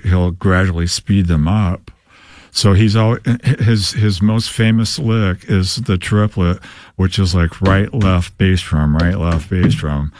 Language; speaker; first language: English; native; English